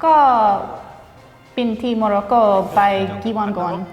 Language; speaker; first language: Thai; non-native, fluent; English